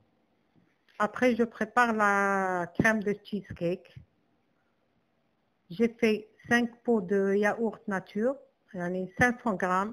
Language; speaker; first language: French; non-native, local second language; Arabic